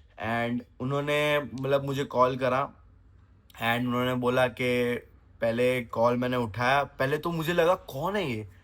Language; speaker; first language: Hindi; non-native, local second language; Gujarati